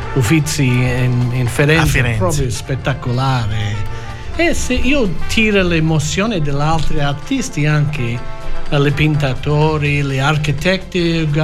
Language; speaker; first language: Italian; non-native, fluent; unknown